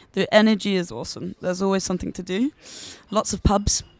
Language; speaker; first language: Danish; early bilingual, heritage; Danish